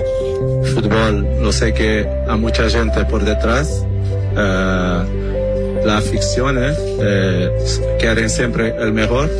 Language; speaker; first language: Spanish; non-native, fluent; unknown